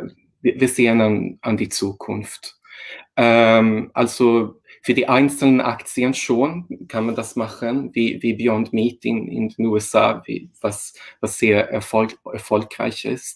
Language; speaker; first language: German; non-native, fluent; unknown